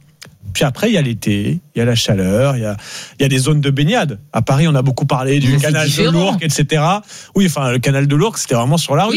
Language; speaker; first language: French; native; French